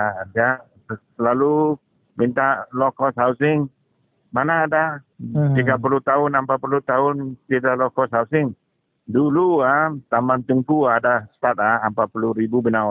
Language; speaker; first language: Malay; non-native, local second language; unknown